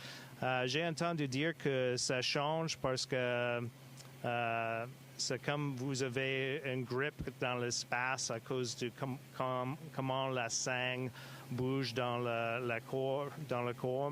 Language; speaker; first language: French; non-native, local second language; English